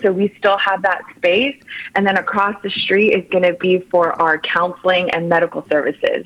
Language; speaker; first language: English; early bilingual, other home language; Spanish